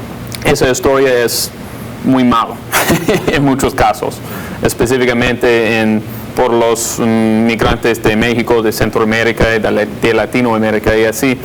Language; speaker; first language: Spanish; non-native, fluent; English